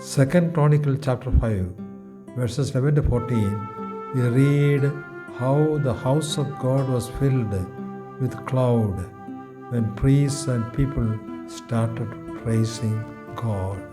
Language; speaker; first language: English; non-native, local second language; Malayalam